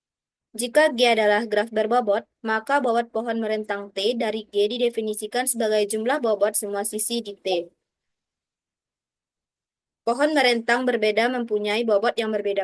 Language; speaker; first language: Indonesian; native; Indonesian